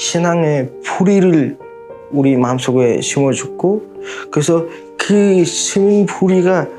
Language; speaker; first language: Korean; non-native, fluent; Mongolian